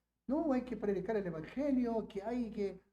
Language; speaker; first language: Spanish; non-native, fluent; Portuguese